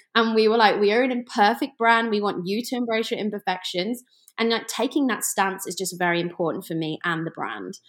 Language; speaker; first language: English; native; English